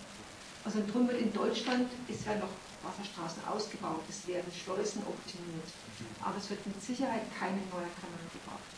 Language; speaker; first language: German; native; German